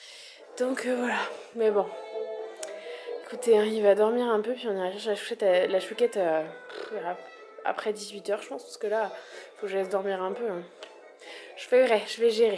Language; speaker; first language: French; native; French